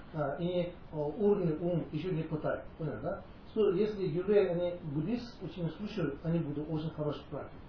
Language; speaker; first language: Russian; non-native, learner; Tibetan